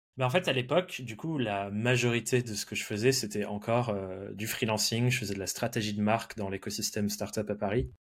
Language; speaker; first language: French; early bilingual, other home language; English